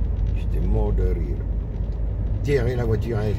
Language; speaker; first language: French; native; French